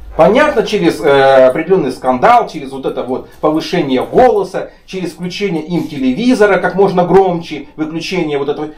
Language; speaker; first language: Russian; native; Russian